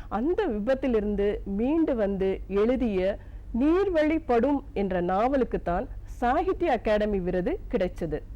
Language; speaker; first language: Tamil; native; Tamil